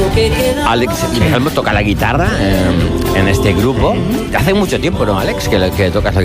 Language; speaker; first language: Spanish; native; Spanish